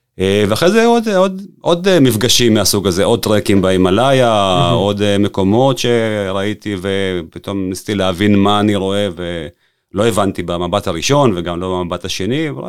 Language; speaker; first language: Hebrew; early bilingual, other home language; Russian